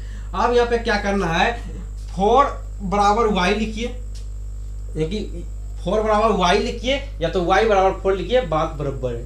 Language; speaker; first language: Hindi; native; Hindi